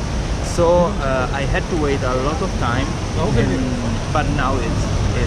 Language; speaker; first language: English; non-native, fluent; Italian